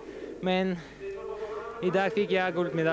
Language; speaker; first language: Swedish; non-native, learner; Russian